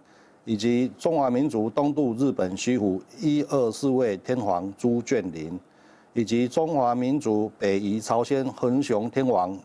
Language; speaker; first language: Chinese; native; Chinese